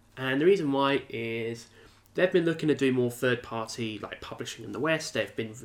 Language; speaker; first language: English; native; English